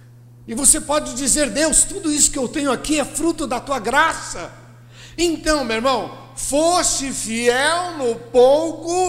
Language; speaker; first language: Portuguese; native; Portuguese